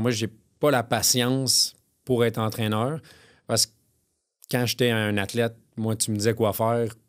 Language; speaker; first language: French; native; French